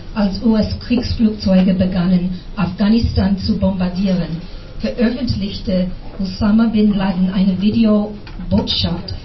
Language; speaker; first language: German; non-native, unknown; English